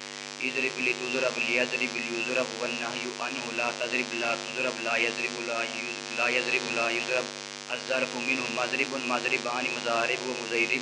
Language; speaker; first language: Arabic; non-native, learner; Urdu